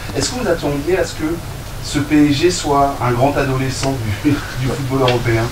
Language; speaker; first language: French; native; French